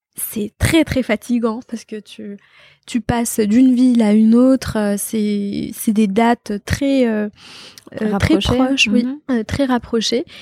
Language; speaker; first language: French; non-native, local second language; Arabic